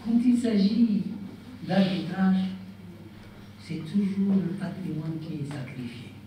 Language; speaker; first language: French; non-native, local second language; Arabic